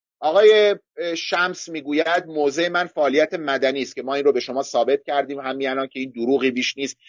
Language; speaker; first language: Persian; non-native, local second language; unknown